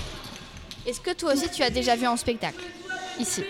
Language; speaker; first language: French; native; French